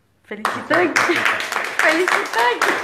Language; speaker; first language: Romanian; native; Romanian